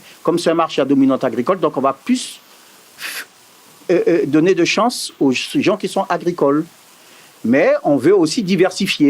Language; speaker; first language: French; native; French